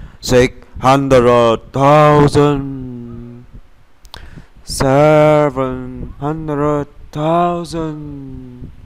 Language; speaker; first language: English; non-native, learner; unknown